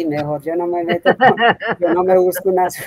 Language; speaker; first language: Spanish; native; Spanish